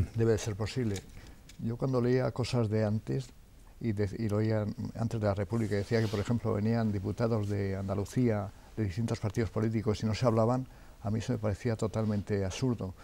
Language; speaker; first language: Spanish; native; Spanish